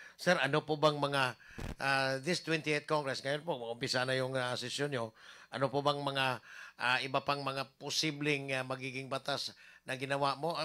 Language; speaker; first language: Filipino; non-native, local second language; Cebuano